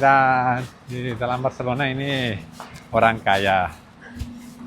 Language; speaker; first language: Indonesian; non-native, learner; Catalan